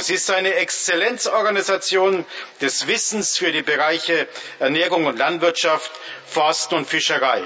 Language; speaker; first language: German; native; German